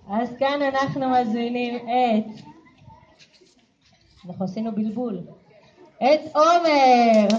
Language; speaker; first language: Hebrew; native; Hebrew